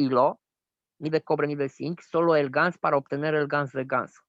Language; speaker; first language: Spanish; non-native, fluent; Romanian